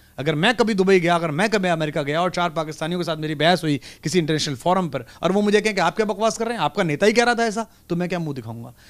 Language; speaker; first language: Hindi; native; Hindi